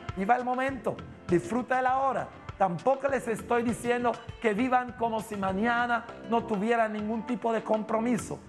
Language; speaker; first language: Spanish; non-native, local second language; English